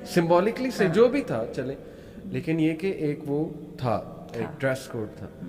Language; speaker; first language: Urdu; native; Urdu